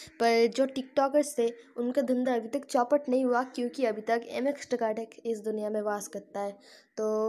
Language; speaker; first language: Hindi; non-native, local second language; Bangla